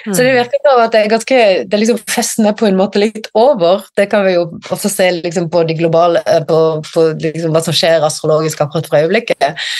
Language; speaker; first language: Norwegian; native; Norwegian